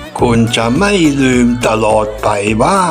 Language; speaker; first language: Thai; non-native, fluent; German